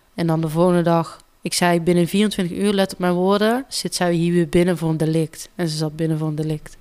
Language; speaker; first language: Dutch; native; Dutch